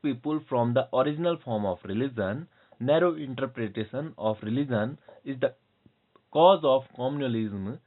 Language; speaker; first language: English; non-native, local second language; Hindi